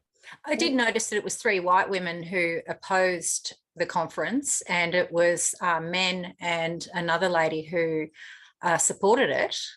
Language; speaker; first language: English; native; English